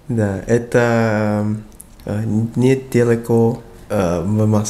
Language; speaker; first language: Russian; non-native, learner; English